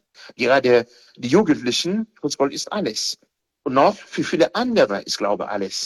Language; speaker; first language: German; non-native, fluent; Haitian Creole